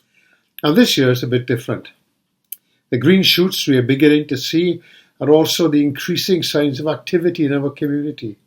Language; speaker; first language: English; native; English